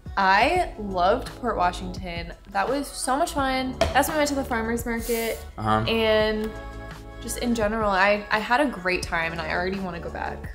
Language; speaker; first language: English; native; English